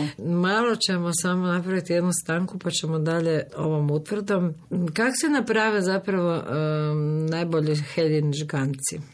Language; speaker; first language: Croatian; native; Croatian